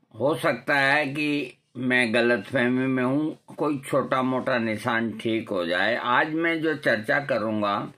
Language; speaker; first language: Hindi; non-native, local second language; Marwari